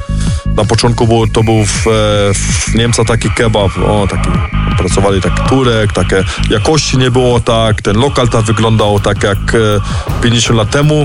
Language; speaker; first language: Polish; early bilingual, heritage; Polish